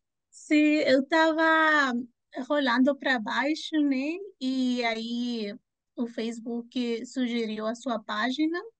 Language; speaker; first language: Portuguese; non-native, fluent; Spanish